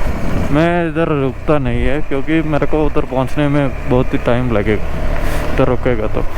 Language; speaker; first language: Hindi; non-native, local second language; Malayalam